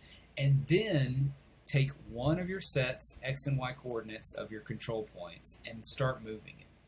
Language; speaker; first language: English; native; English